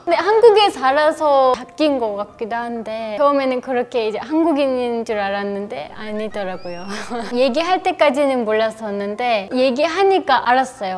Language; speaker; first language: Korean; non-native, fluent; Turkish